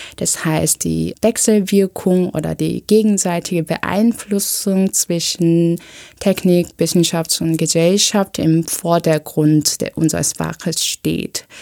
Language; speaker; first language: German; non-native, fluent; Korean